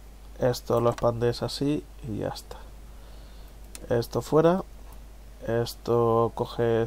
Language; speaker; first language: Spanish; native; Spanish